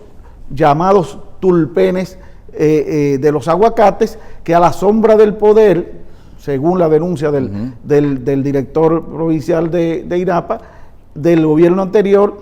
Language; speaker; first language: Spanish; native; Spanish